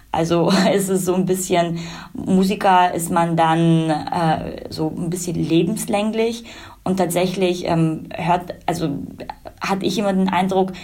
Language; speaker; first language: German; early bilingual, other home language; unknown